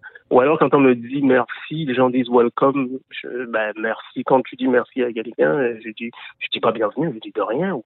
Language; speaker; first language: French; non-native, local second language; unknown